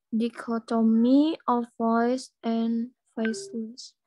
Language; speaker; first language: English; non-native, learner; Indonesian